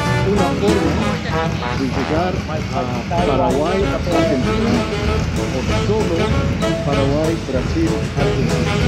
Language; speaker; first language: Portuguese; non-native, learner; English